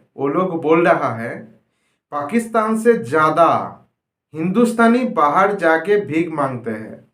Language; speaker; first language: Hindi; non-native, local second language; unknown